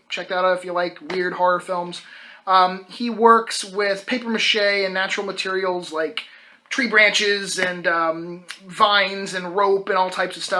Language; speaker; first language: English; native; English